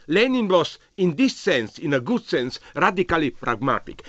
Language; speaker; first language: English; non-native, fluent; Slovenian